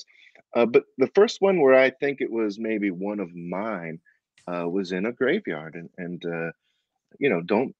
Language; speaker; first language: English; native; English